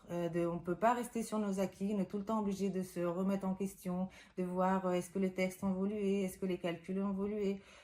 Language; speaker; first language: French; non-native, fluent; Spanish